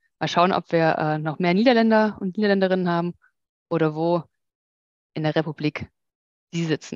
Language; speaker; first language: German; native; German